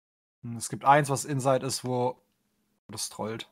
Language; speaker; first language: German; native; German